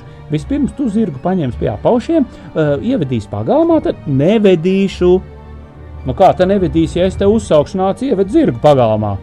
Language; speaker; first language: Latvian; native; Latvian